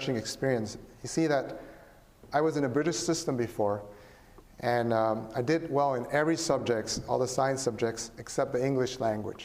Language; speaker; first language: English; non-native, local second language; Chinese